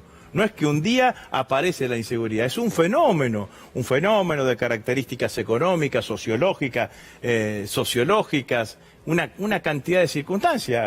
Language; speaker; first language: Spanish; native; Spanish